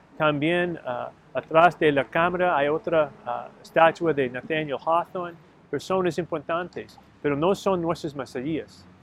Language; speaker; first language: Spanish; non-native, learner; English